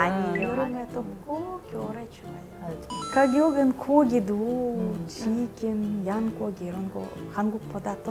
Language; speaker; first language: Korean; non-native, fluent; Russian